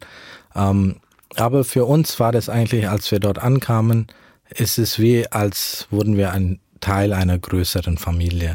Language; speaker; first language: German; early bilingual, heritage; German